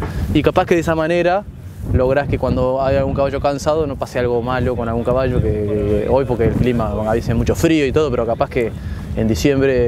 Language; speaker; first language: Spanish; native; Spanish